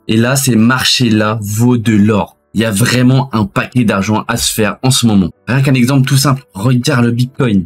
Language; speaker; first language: French; native; French